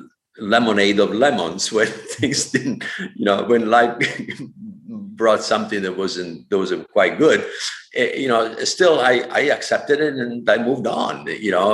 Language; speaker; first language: English; non-native, fluent; Italian